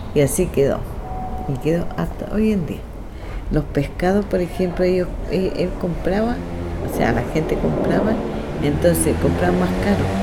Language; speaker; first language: Spanish; non-native, local second language; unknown